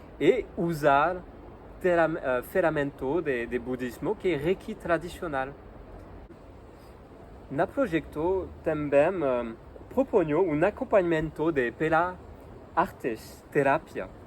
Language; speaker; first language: Portuguese; non-native, learner; French